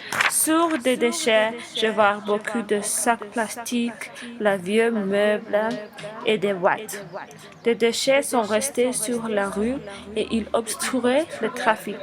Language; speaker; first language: French; non-native, learner; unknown